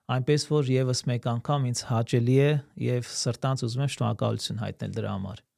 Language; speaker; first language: Armenian; early bilingual, heritage; Armenian